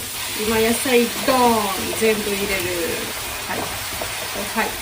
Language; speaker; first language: Japanese; non-native, learner; Georgian